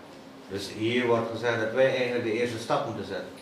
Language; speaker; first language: Dutch; native; Dutch